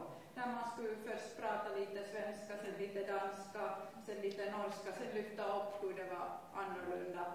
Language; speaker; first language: Swedish; non-native, local second language; Finnish